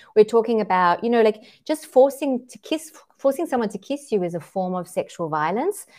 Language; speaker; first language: English; native; English